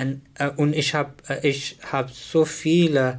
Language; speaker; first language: German; non-native, learner; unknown